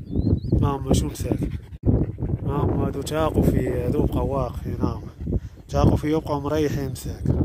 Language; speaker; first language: Arabic; native; Arabic